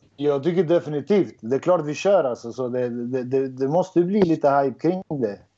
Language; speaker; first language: Swedish; early bilingual, other home language; Albanian